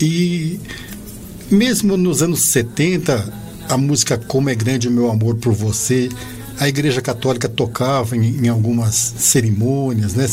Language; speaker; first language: Portuguese; native; Portuguese